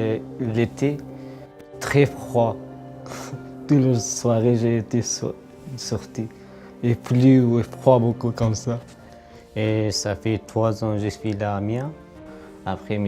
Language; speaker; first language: French; non-native, learner; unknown